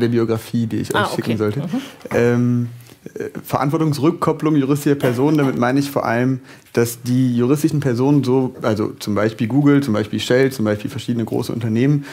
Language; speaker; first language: German; native; German